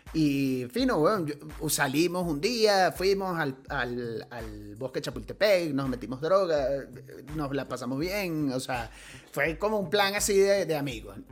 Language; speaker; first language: Spanish; native; Spanish